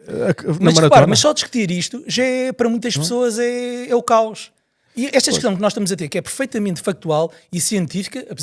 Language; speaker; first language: Portuguese; native; Portuguese